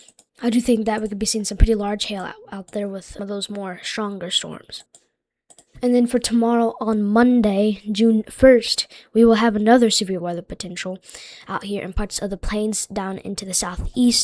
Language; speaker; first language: English; native; English